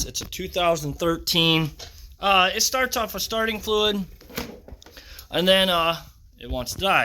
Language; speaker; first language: English; native; English